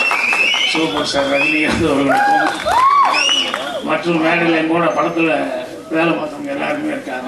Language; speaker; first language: Tamil; native; Tamil